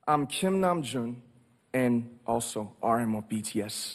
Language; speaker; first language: English; non-native, fluent; Korean